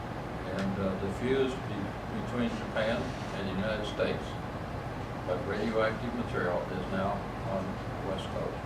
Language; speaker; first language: English; native; English